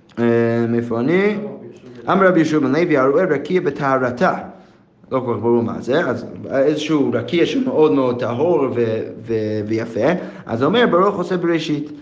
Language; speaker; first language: Hebrew; non-native, fluent; English